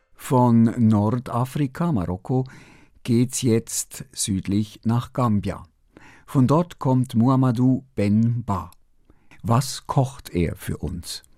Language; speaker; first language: German; native; German